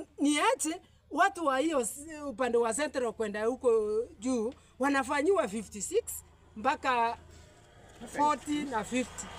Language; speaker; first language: Swahili; non-native, local second language; Gusii